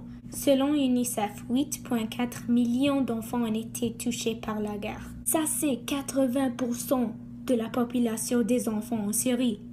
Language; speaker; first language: French; non-native, learner; English